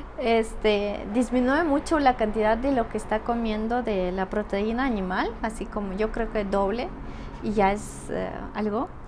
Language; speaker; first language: Spanish; non-native, fluent; Russian